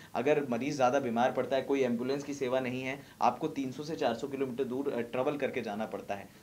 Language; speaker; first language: Hindi; native; Hindi